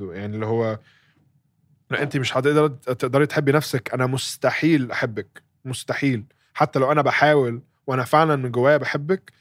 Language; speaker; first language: Arabic; early bilingual, heritage; Arabic